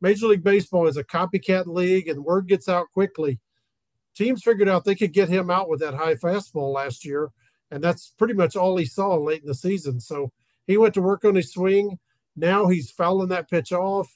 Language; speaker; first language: English; native; English